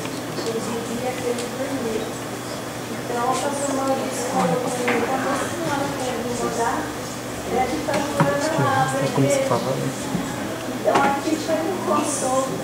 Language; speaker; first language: Portuguese; non-native, fluent; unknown